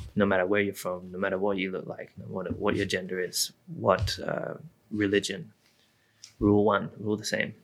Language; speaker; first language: English; native; English